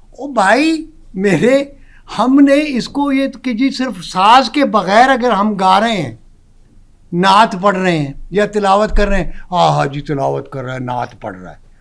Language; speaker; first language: Urdu; non-native, local second language; Pashto